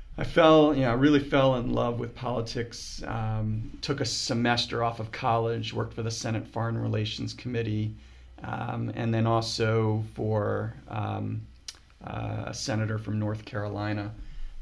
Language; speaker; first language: English; native; English